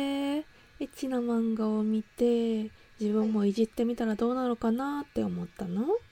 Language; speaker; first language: Japanese; native; Japanese